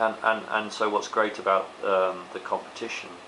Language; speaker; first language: English; native; English